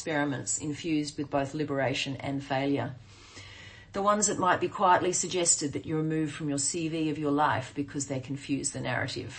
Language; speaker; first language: English; native; English